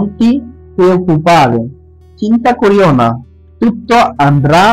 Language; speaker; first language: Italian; non-native, fluent; Bangla